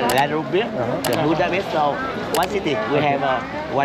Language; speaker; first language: English; non-native, learner; Vietnamese